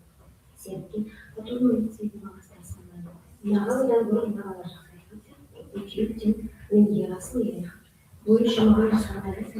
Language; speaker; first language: Russian; non-native, local second language; Kazakh